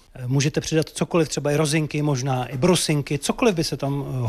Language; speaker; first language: Czech; native; Czech